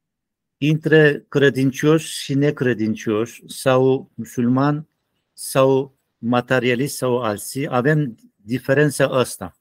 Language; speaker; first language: Romanian; non-native, learner; Turkish